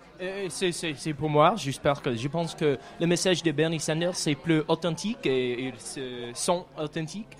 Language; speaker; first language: French; non-native, learner; English